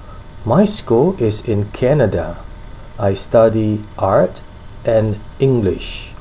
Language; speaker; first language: English; non-native, fluent; Indonesian